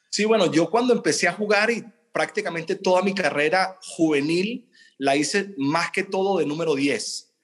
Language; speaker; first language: Spanish; early bilingual, other home language; Italian